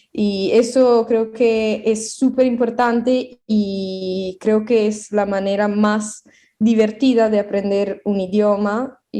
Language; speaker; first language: Spanish; non-native, fluent; Italian